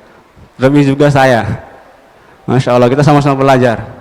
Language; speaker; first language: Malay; non-native, local second language; Sasak